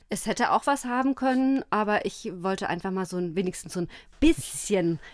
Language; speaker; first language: German; native; German